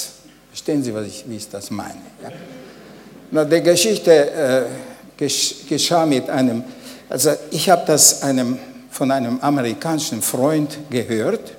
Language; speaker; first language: German; non-native, fluent; Hungarian